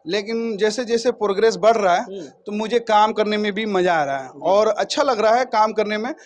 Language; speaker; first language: Hindi; native; Hindi